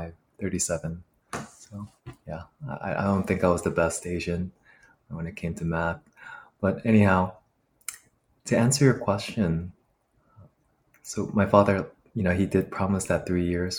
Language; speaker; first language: English; native; English